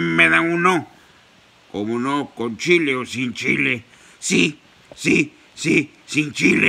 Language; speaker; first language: Spanish; native; Spanish